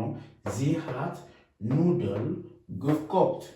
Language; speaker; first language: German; non-native, fluent; French